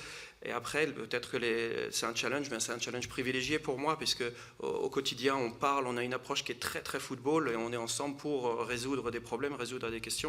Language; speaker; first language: French; native; French